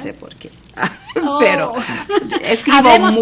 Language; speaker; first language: Spanish; non-native, fluent; English